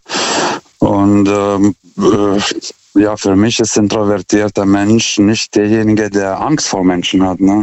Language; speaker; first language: German; non-native, fluent; Lithuanian